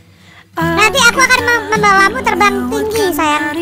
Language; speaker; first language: Indonesian; native; Indonesian